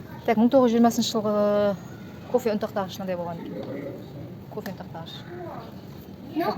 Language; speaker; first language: Kazakh; native; Kazakh